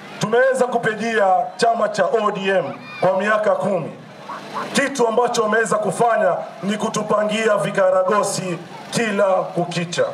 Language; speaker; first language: Swahili; native; Swahili